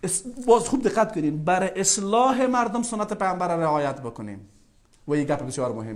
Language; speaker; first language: Persian; native; Persian